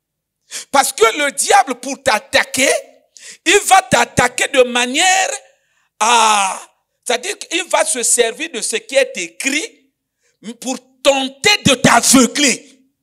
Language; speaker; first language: French; non-native, local second language; Lingala